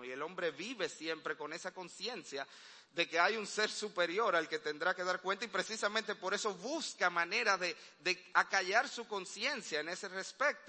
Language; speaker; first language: Spanish; native; Spanish